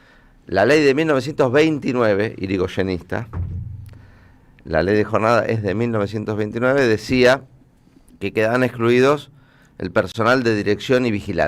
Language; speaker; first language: Spanish; native; Spanish